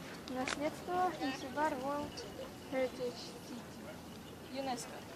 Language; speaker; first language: Russian; native; Russian